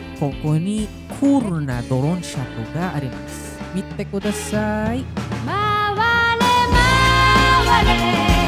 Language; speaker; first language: Japanese; non-native, learner; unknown